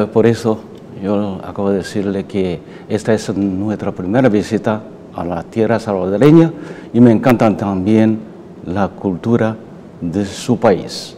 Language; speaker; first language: Spanish; non-native, fluent; Chinese